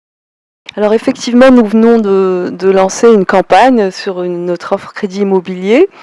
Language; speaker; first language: French; non-native, local second language; Arabic